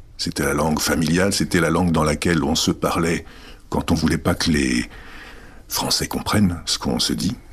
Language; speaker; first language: French; early bilingual, other home language; Czech